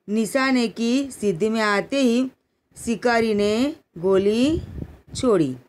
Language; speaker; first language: Hindi; non-native, local second language; Gujarati